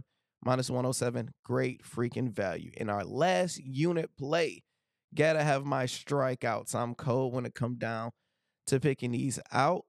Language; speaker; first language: English; native; English